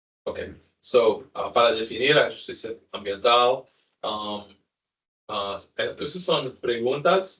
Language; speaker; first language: Portuguese; non-native, learner; Spanish